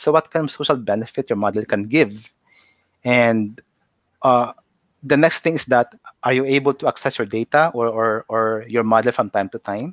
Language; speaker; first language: English; non-native, local second language; Cebuano